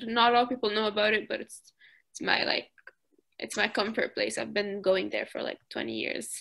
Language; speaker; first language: English; early bilingual, other home language; Arabic